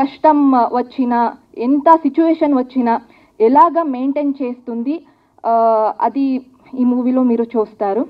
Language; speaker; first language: Telugu; non-native, learner; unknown